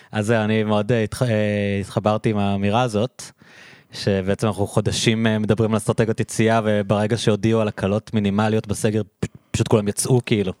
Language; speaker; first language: Hebrew; native; Hebrew